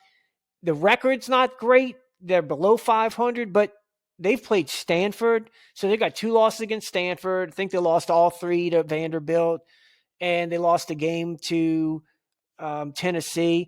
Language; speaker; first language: English; native; English